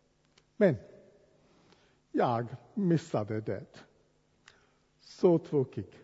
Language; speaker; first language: Swedish; non-native, fluent; English